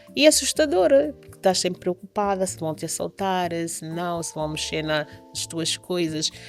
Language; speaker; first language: Portuguese; native; Portuguese